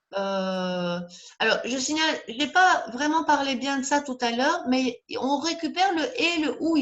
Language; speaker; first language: French; native; French